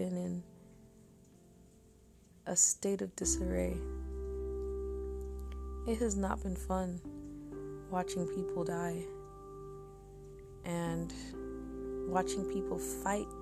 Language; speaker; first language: English; non-native, local second language; Yoruba